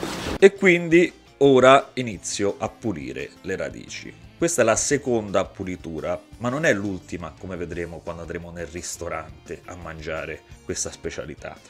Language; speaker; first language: Italian; native; Italian